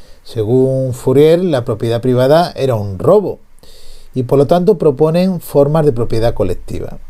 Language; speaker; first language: Spanish; native; Spanish